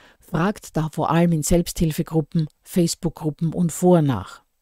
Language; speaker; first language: German; native; German